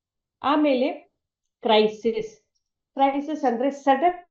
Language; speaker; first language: Kannada; non-native, learner; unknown